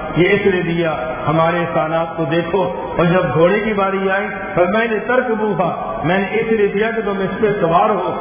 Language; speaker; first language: Urdu; native; Urdu